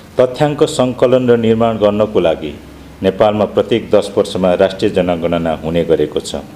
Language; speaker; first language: Nepali; non-native, local second language; Limbu